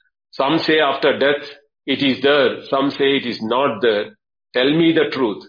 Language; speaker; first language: English; non-native, local second language; Tamil